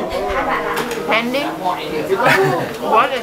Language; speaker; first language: English; non-native, learner; Vietnamese